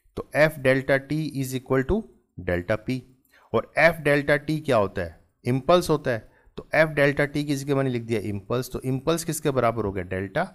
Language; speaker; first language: Hindi; native; Hindi